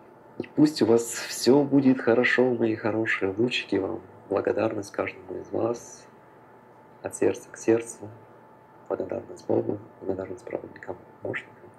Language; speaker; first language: Russian; native; Russian